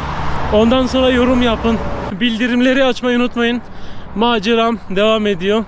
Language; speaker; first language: Turkish; native; Turkish